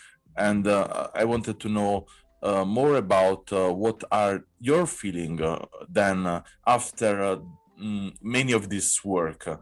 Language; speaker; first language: English; non-native, fluent; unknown